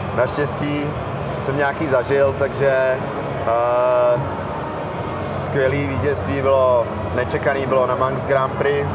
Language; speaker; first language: Czech; native; Czech